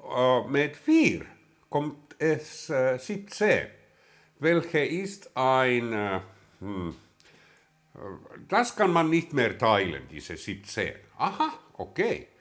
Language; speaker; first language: German; non-native, learner; Finnish